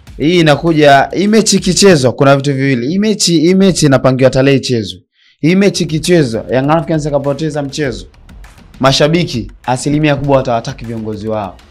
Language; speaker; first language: Swahili; native; Swahili